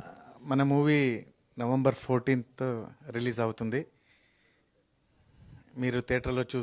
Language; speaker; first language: Telugu; non-native, learner; Kannada